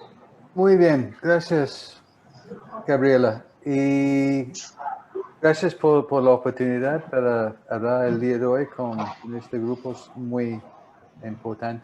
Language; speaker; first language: Spanish; non-native, fluent; English